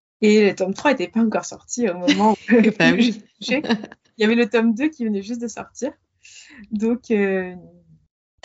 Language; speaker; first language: French; native; French